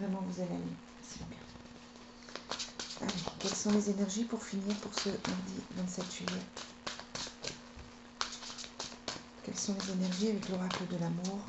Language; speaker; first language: French; native; French